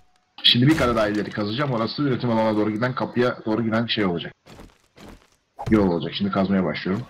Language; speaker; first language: Turkish; native; Turkish